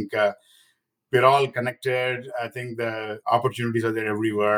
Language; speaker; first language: English; non-native, local second language; Tamil